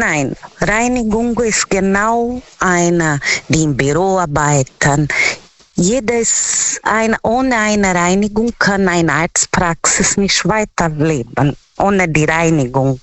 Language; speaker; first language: German; non-native, fluent; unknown